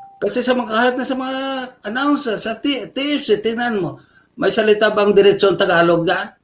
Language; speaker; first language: Filipino; non-native, local second language; Hiligaynon